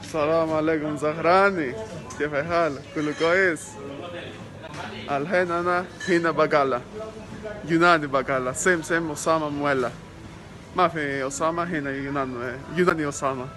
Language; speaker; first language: Arabic; non-native, learner; Greek